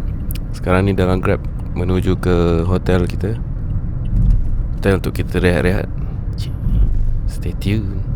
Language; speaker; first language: Malay; native; Malay